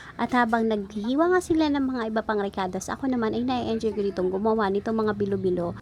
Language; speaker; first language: Filipino; non-native, local second language; Cebuano